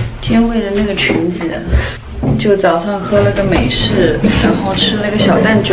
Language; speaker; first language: Chinese; native; Chinese